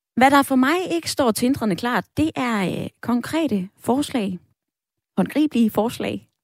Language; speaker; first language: Danish; native; Danish